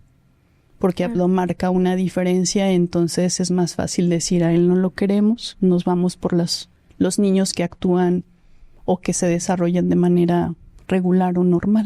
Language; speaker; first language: Spanish; native; Spanish